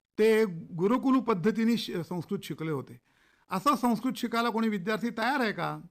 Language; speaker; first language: Marathi; native; Marathi